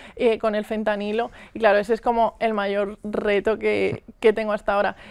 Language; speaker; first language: Spanish; native; Spanish